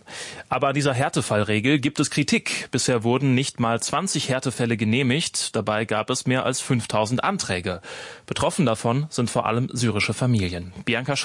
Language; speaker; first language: German; native; German